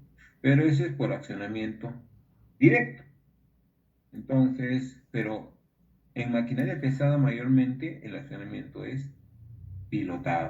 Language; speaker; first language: Spanish; native; Spanish